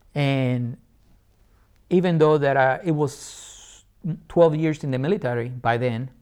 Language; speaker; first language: English; non-native, fluent; Spanish